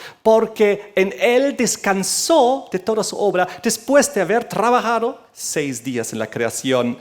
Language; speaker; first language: Spanish; native; Spanish